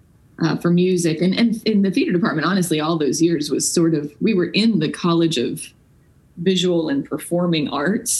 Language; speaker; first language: English; native; English